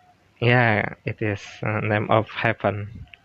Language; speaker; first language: English; non-native, learner; Indonesian